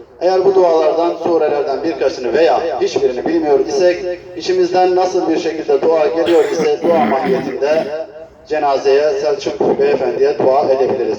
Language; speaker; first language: Turkish; native; Turkish